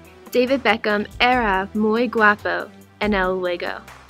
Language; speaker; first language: Spanish; non-native, learner; English